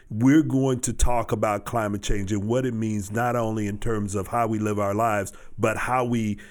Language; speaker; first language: English; native; English